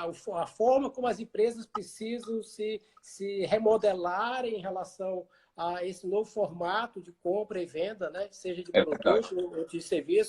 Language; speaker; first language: Portuguese; native; Portuguese